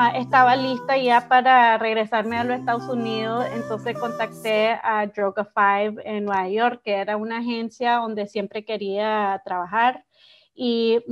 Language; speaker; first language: Spanish; early bilingual, heritage; Spanish